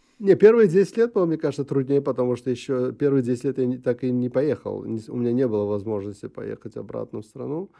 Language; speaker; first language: Russian; non-native, local second language; Uzbek